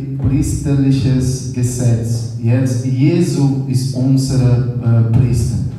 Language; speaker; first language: German; non-native, learner; Portuguese